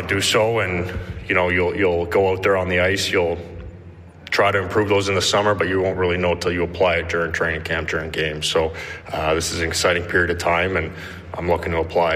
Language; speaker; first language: English; native; English